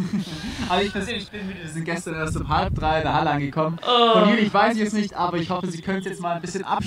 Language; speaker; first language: German; native; German